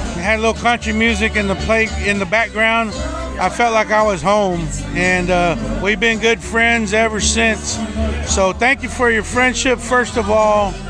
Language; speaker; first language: English; early bilingual, other home language; Spanish